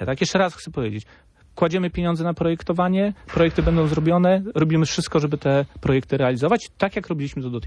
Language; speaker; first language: Polish; native; Polish